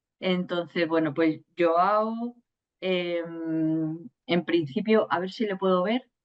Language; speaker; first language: Spanish; native; Spanish